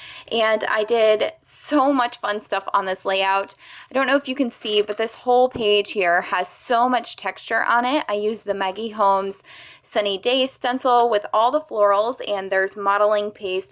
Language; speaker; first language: English; native; English